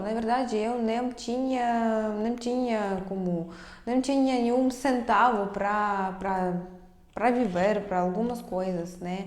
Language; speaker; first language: Portuguese; non-native, fluent; Russian